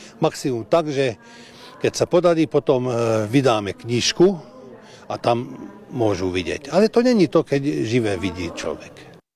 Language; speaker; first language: Slovak; early bilingual, heritage; Slovak